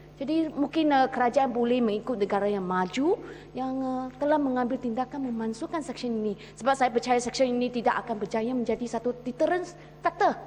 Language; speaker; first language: Malay; native; Malay